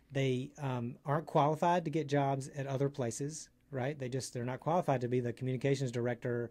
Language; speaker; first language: English; native; English